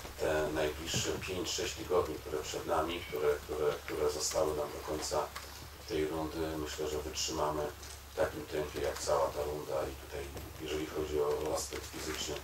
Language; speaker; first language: Polish; native; Polish